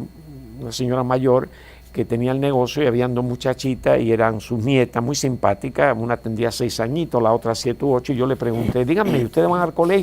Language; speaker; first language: Spanish; native; Spanish